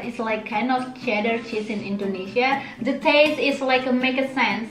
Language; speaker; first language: English; non-native, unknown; Indonesian